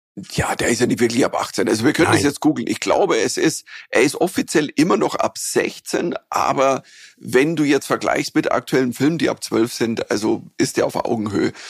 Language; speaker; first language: German; native; German